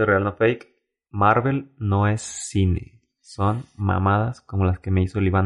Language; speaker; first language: Spanish; native; Spanish